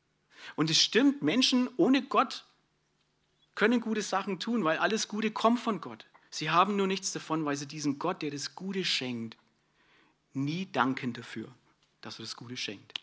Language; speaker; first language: German; native; German